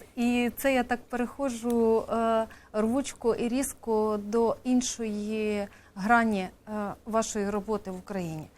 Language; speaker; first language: Ukrainian; native; Ukrainian